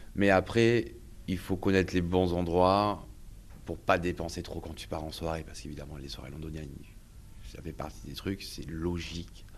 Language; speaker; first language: French; native; French